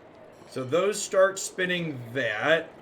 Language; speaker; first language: English; native; English